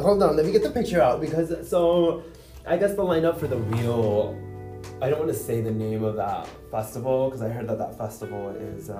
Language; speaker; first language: English; early bilingual, other home language; Spanish